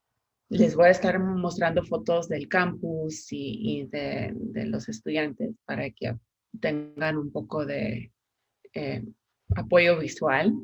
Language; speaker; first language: Spanish; non-native, fluent; English